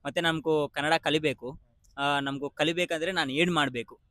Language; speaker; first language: Kannada; non-native, local second language; Telugu